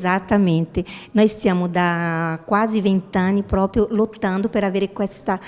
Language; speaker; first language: Italian; non-native, fluent; Portuguese